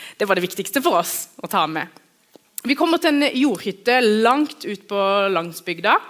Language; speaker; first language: Norwegian; early bilingual, other home language; Kurdish